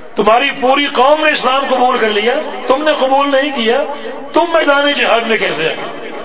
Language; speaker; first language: Urdu; native; Urdu